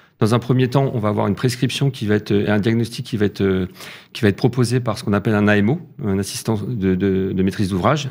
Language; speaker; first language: French; native; French